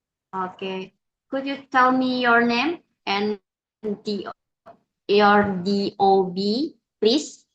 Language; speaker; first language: English; non-native, learner; Indonesian